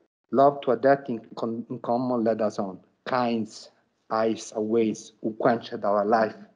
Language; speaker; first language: English; non-native, fluent; Italian